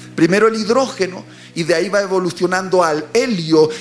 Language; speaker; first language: Spanish; native; Spanish